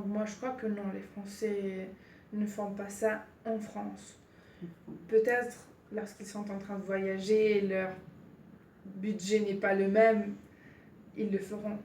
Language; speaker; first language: French; non-native, fluent; Spanish